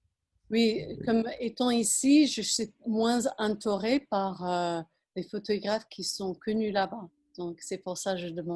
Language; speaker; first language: French; non-native, fluent; English